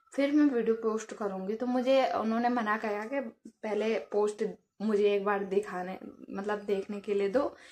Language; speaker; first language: Hindi; native; Hindi